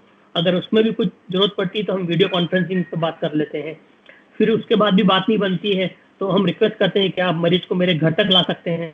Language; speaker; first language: Hindi; native; Hindi